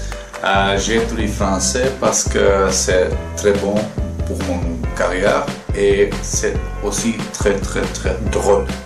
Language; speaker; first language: French; non-native, learner; Finnish